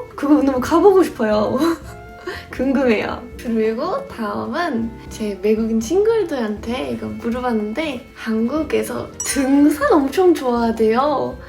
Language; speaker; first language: Korean; non-native, fluent; English